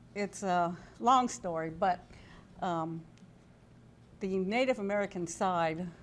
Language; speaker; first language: English; native; English